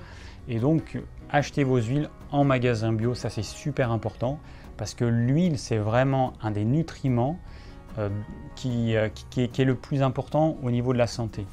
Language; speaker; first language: French; native; French